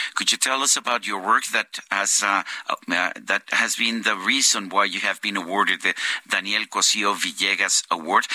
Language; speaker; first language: English; non-native, fluent; Spanish